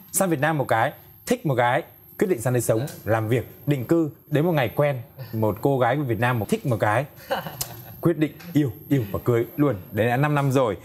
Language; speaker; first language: Vietnamese; native; Vietnamese